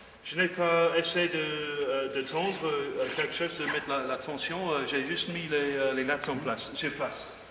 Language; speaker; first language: French; non-native, fluent; English